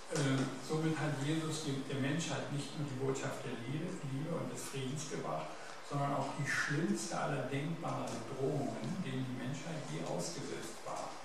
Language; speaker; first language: German; native; German